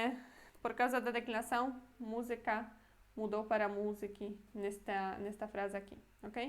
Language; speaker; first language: Portuguese; non-native, fluent; Polish